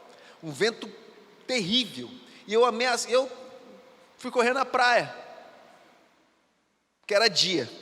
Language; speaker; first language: Portuguese; native; Portuguese